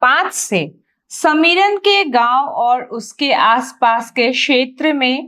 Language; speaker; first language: Hindi; non-native, local second language; Assamese